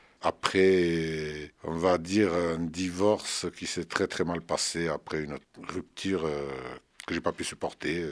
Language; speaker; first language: French; early bilingual, other home language; Arabic